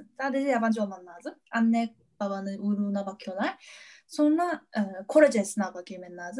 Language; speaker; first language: Turkish; non-native, fluent; Korean